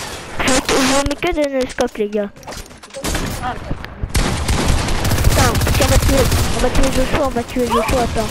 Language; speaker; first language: French; native; French